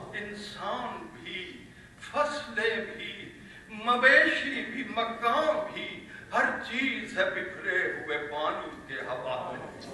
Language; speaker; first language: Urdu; non-native, local second language; Punjabi